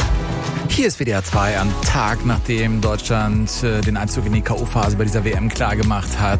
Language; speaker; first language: German; native; German